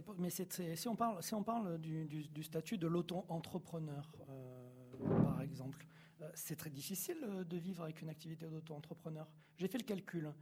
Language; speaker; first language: French; native; French